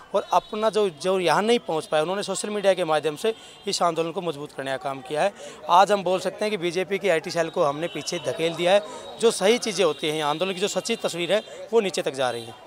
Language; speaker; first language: Hindi; native; Hindi